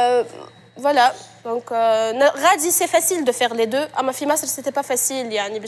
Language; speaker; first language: Arabic; native; Arabic